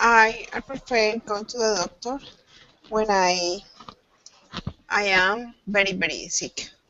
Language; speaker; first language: English; non-native, learner; Spanish